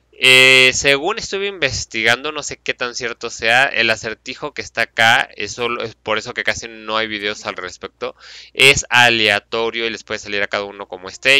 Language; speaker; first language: Spanish; native; Spanish